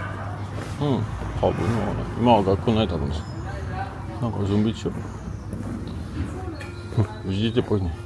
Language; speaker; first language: Japanese; non-native, learner; French